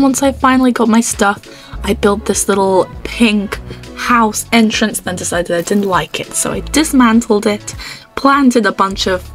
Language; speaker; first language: English; native; English